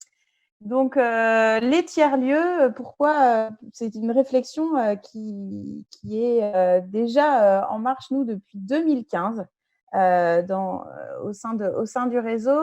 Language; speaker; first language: French; native; French